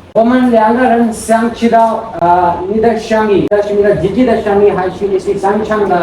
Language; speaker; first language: Chinese; non-native, learner; Hindi